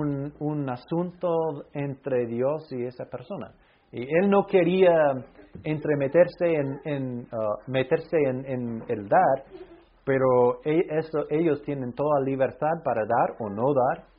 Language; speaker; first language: Spanish; non-native, fluent; English